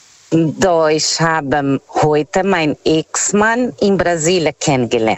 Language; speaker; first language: German; non-native, fluent; Portuguese